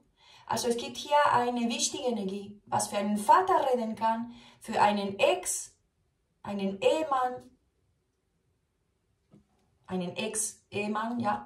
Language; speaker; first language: German; non-native, fluent; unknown